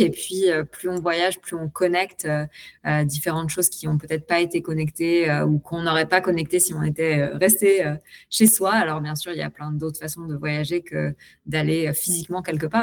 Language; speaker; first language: French; native; French